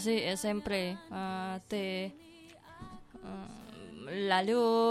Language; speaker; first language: Catalan; non-native, learner; Indonesian